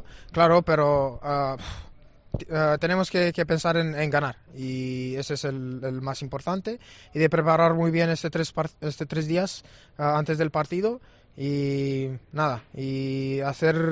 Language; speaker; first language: Spanish; non-native, fluent; Romanian